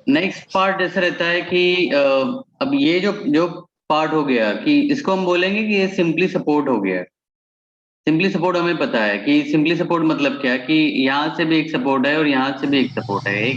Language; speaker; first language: Hindi; non-native, local second language; Marathi